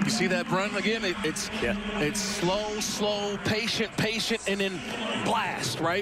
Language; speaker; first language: English; native; English